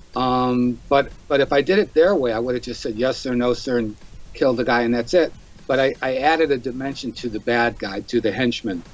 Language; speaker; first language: English; native; English